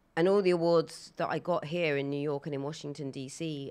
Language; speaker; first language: English; native; English